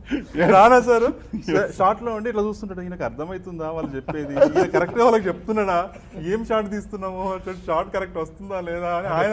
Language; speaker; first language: Telugu; native; Telugu